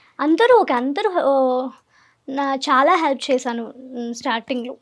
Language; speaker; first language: Telugu; non-native, learner; Malayalam